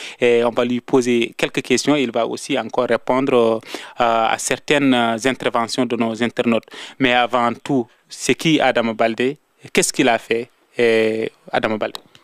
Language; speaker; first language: French; non-native, local second language; Wolof